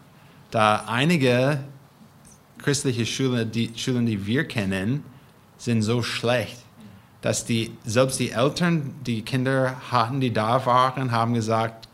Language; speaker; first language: German; non-native, fluent; English